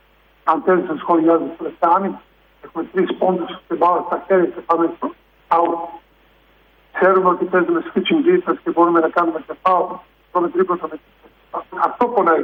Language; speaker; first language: Greek; non-native, fluent; Serbian